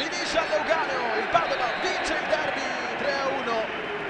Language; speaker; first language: Italian; native; Italian